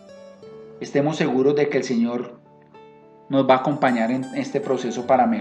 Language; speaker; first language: Spanish; native; Spanish